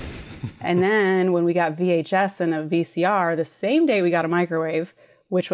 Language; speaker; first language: English; native; English